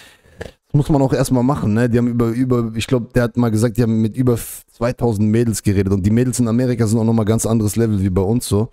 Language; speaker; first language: German; native; German